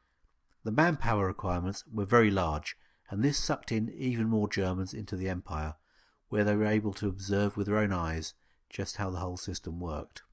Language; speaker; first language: English; native; English